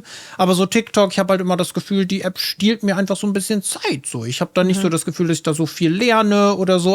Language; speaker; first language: German; native; German